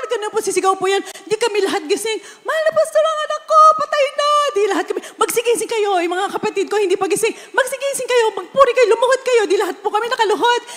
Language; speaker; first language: Filipino; native; Filipino